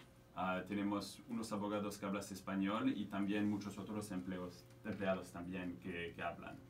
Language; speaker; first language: Spanish; non-native, fluent; French